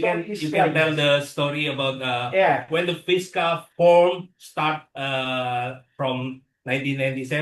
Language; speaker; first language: English; non-native, learner; Indonesian